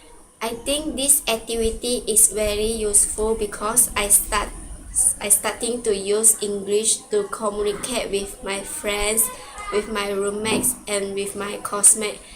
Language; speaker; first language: English; non-native, local second language; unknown